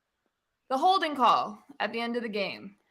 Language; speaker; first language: English; native; English